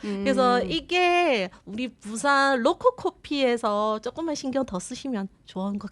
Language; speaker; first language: Korean; non-native, learner; Chinese